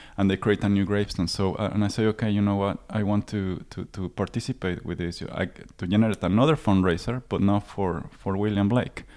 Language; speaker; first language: English; non-native, fluent; Spanish